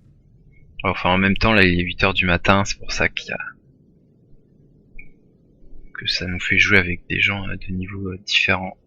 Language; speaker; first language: French; native; French